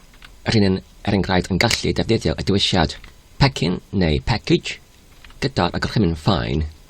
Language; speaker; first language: Welsh; non-native, learner; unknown